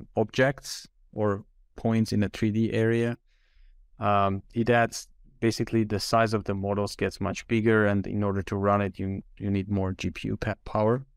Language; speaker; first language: English; non-native, fluent; Armenian